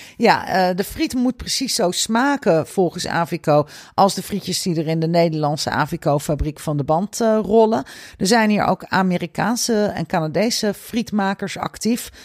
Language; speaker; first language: Dutch; native; Dutch